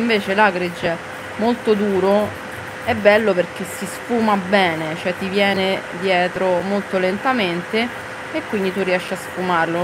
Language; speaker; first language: Italian; native; Italian